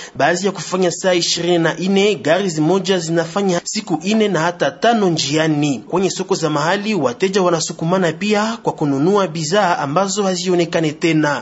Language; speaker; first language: Swahili; non-native, local second language; Lingala